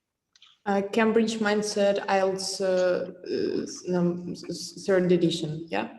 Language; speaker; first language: English; non-native, fluent; Russian